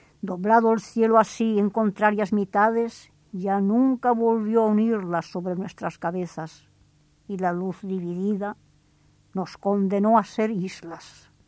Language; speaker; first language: Spanish; native; Spanish